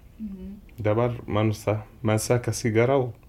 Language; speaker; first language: Lithuanian; non-native, learner; Arabic